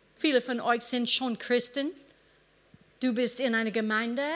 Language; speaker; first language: German; non-native, fluent; English